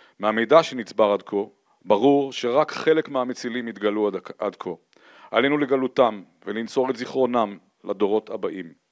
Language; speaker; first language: Hebrew; native; Hebrew